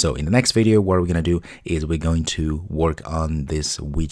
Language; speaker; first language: English; native; English